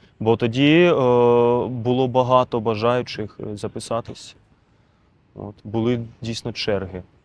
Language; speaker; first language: Ukrainian; non-native, local second language; Russian